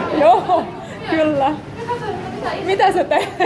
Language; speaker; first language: Finnish; non-native, learner; Thai